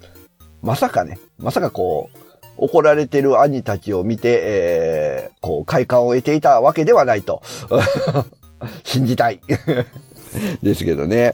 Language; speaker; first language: Japanese; native; Japanese